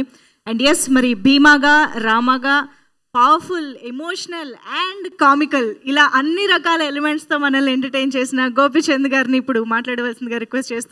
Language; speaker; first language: Telugu; native; Telugu